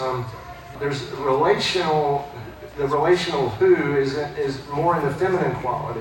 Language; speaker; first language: English; native; English